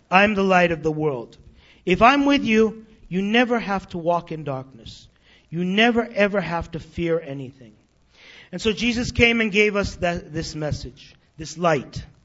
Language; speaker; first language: English; native; English